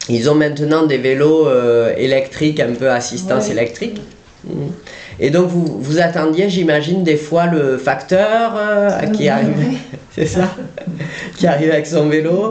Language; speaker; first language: French; native; French